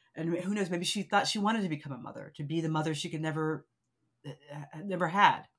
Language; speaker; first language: English; native; English